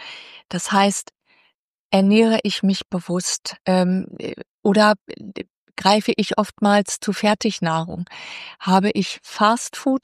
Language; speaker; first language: German; native; German